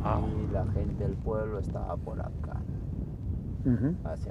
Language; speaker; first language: Spanish; native; Spanish